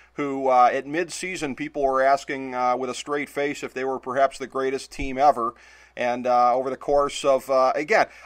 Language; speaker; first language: English; native; English